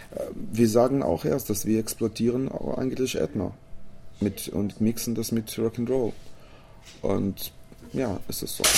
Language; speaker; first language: German; non-native, fluent; Romanian